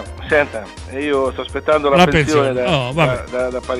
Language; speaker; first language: Italian; native; Italian